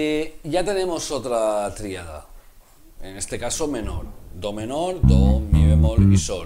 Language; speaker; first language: Spanish; native; Spanish